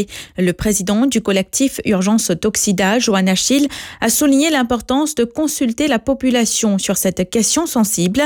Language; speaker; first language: French; non-native, local second language; Morisyen